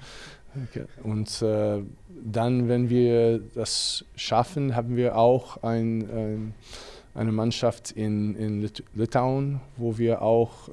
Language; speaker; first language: German; non-native, fluent; English